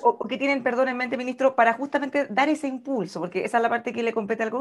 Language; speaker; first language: Spanish; native; Spanish